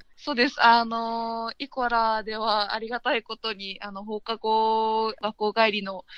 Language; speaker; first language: Japanese; native; Japanese